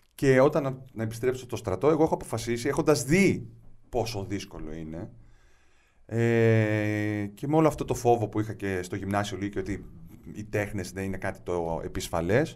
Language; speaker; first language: Greek; native; Greek